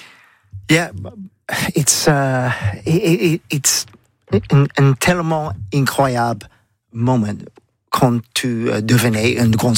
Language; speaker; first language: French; non-native, learner; English